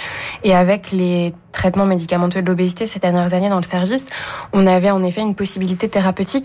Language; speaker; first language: French; native; French